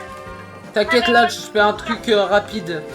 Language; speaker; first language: French; native; French